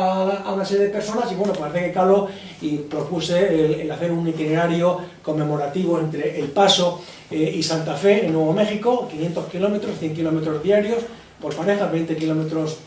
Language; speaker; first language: Spanish; native; Spanish